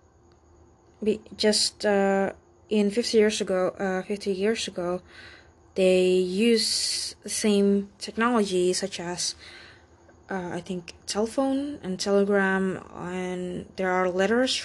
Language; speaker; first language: English; non-native, fluent; Indonesian